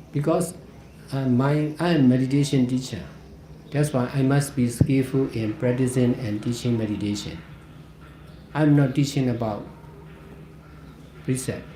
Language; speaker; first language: English; non-native, fluent; Burmese